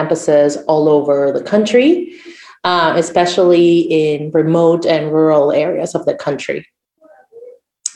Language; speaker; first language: English; non-native, fluent; Spanish